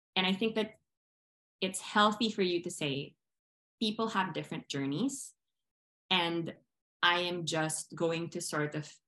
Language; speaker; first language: English; non-native, local second language; Filipino